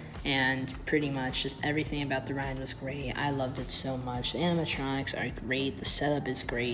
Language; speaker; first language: English; native; English